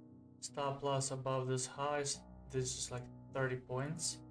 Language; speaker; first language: English; non-native, fluent; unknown